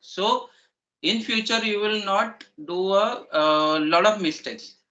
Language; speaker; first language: English; non-native, learner; Marathi